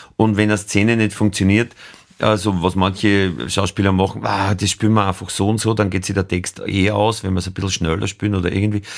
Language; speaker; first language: German; native; German